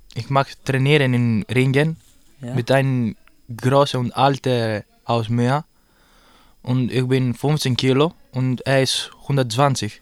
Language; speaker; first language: German; non-native, learner; Greek